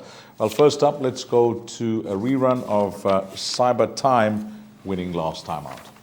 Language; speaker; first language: English; native; English